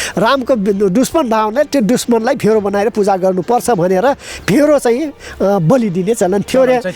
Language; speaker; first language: Nepali; non-native, local second language; Dangaura Tharu